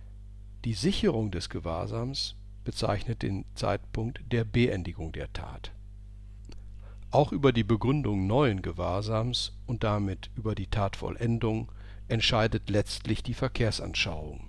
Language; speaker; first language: German; native; German